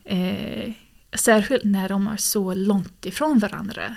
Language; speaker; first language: Swedish; non-native, fluent; English